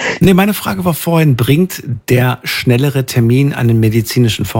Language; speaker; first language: German; native; German